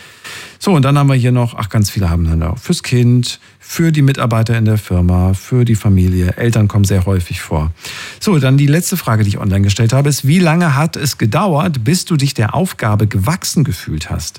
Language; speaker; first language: German; native; German